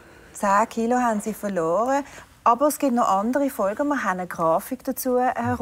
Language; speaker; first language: German; native; German